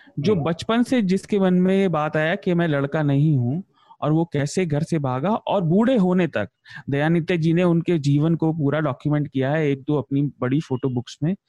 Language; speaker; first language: Hindi; native; Hindi